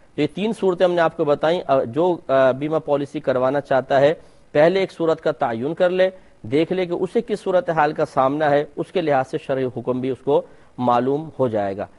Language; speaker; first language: Urdu; native; Urdu